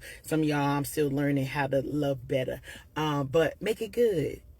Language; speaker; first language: English; native; English